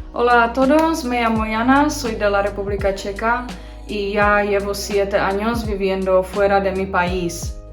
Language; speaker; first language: Spanish; non-native, fluent; Czech